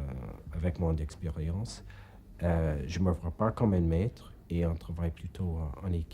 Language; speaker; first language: French; non-native, fluent; English